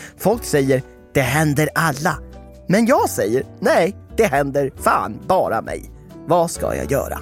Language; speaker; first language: Swedish; native; Swedish